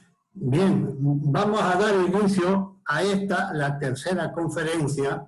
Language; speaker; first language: Spanish; native; Spanish